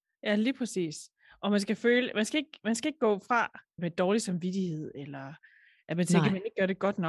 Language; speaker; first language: Danish; native; Danish